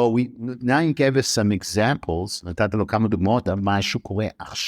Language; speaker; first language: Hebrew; native; Hebrew